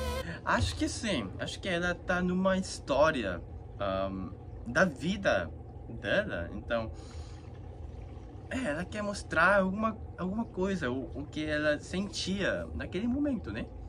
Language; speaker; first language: Portuguese; non-native, fluent; Korean